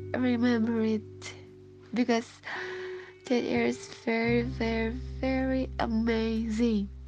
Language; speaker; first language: English; non-native, fluent; Indonesian